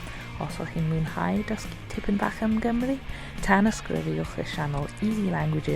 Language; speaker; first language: Welsh; native; Welsh